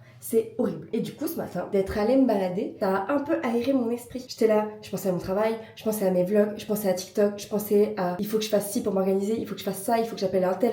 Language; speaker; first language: French; native; French